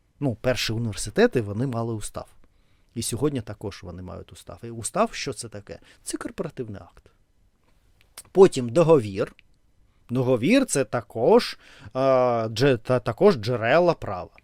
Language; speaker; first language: Ukrainian; non-native, learner; Russian